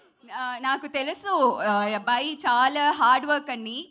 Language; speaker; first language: Telugu; non-native, learner; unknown